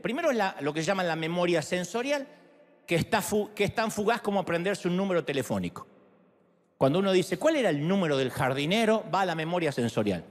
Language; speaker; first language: Spanish; native; Spanish